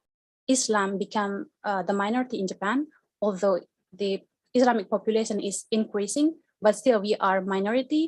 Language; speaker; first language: English; non-native, fluent; Indonesian